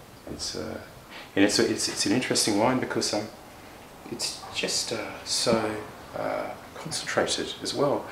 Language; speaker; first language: English; native; English